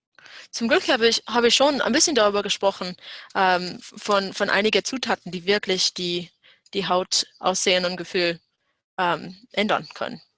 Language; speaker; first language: German; non-native, fluent; English